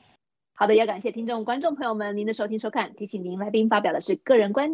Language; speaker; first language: Chinese; native; Chinese